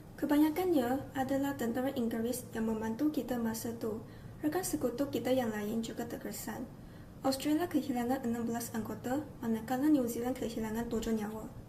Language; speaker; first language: Malay; native; Malay